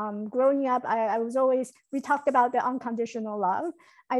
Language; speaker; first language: English; non-native, fluent; Chinese